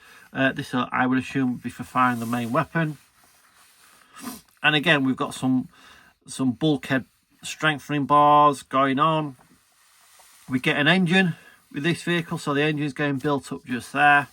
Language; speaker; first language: English; native; English